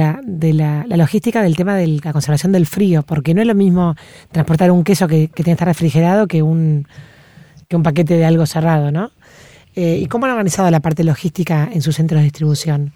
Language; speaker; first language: Spanish; native; Spanish